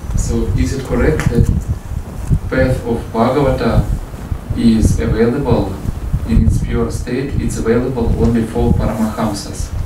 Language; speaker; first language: English; non-native, fluent; Russian